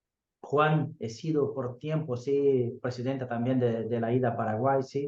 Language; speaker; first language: Spanish; non-native, fluent; Portuguese